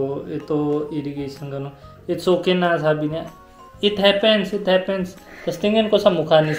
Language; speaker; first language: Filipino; non-native, learner; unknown